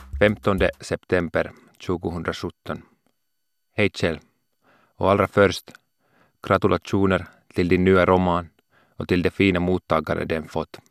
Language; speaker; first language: Swedish; non-native, local second language; Finnish